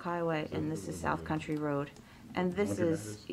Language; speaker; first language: English; native; English